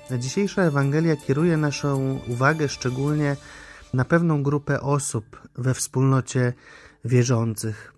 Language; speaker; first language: Polish; native; Polish